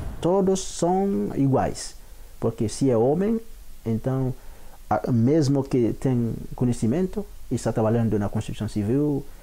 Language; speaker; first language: Portuguese; non-native, fluent; Haitian Creole